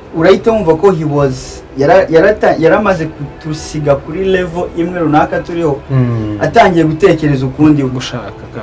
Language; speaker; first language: Kinyarwanda; native; Kinyarwanda